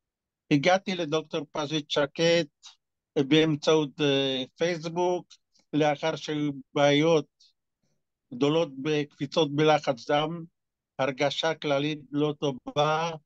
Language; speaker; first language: Hebrew; non-native, fluent; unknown